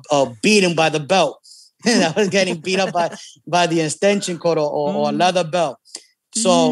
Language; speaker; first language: English; native; English